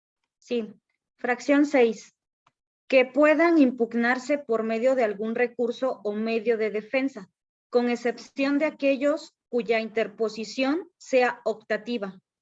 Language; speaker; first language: Spanish; native; Spanish